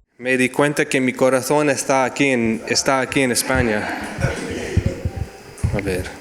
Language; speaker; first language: Spanish; non-native, learner; English